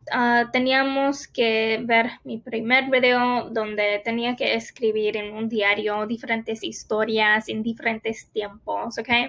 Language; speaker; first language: Spanish; non-native, fluent; English